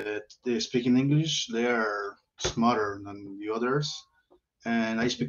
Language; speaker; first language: English; non-native, learner; Spanish